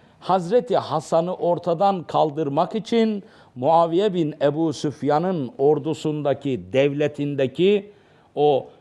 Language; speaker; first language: Turkish; native; Turkish